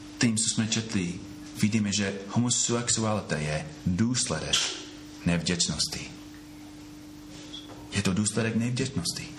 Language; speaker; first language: Czech; non-native, fluent; English